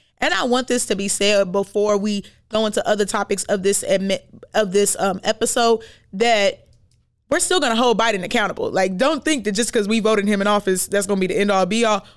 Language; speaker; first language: English; native; English